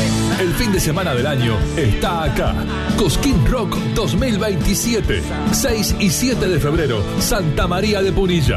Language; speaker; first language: Spanish; native; Spanish